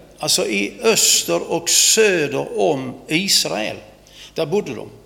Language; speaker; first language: Swedish; native; Swedish